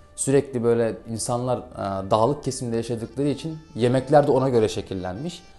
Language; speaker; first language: Turkish; non-native, fluent; Russian